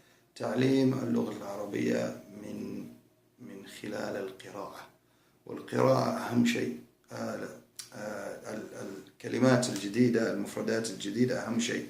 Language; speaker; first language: Arabic; non-native, fluent; English